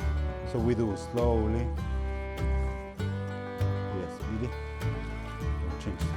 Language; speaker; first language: English; non-native, learner; Spanish